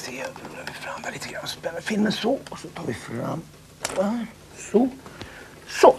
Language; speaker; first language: Swedish; native; Swedish